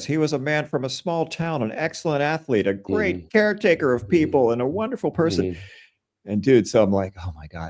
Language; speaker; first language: English; native; English